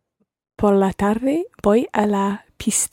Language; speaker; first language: Spanish; non-native, learner; English